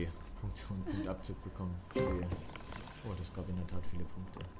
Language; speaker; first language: German; native; German